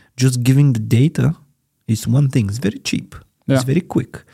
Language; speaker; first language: English; non-native, fluent; Bulgarian